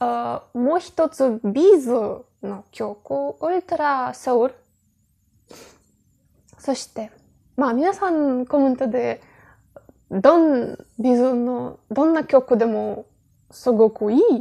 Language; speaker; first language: Japanese; non-native, fluent; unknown